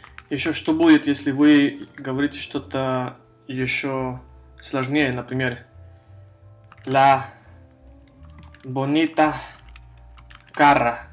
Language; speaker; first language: Russian; non-native, fluent; Spanish